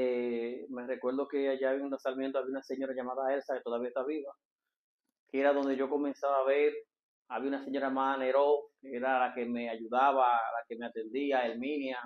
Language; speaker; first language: Spanish; native; Spanish